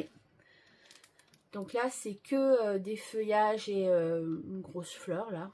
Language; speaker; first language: French; native; French